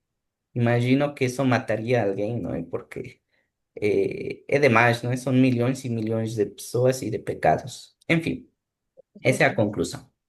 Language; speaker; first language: Spanish; non-native, learner; Portuguese